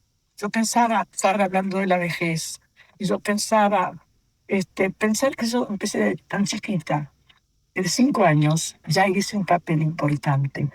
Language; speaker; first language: Spanish; native; Spanish